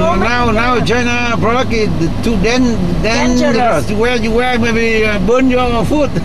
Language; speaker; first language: English; non-native, learner; Spanish